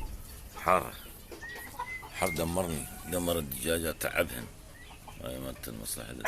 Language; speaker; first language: Arabic; native; Arabic